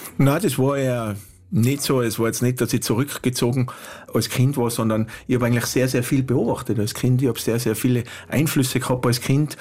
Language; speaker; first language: German; native; German